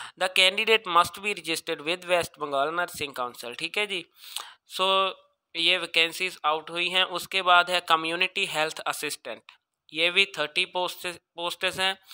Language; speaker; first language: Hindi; non-native, local second language; Punjabi